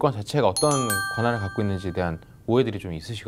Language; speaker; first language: Korean; native; Korean